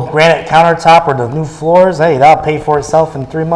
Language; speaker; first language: English; native; English